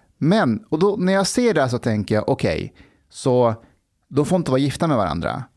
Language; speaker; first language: Swedish; early bilingual, other home language; Persian